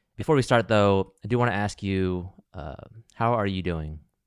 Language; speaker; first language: English; native; English